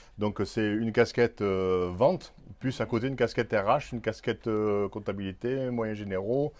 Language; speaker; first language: French; native; French